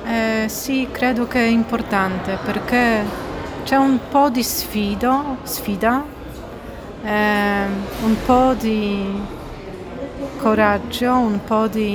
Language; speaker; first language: Italian; non-native, learner; Polish